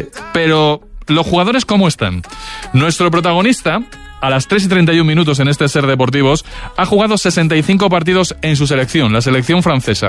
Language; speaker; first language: Spanish; native; Spanish